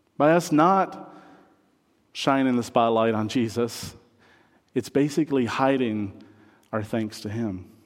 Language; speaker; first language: English; non-native, fluent; French